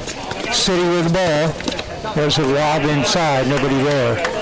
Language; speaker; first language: English; native; English